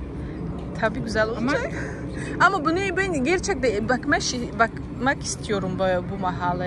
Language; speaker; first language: Turkish; non-native, learner; Tajik